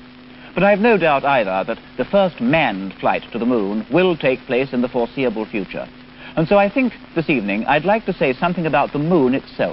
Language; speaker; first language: English; native; English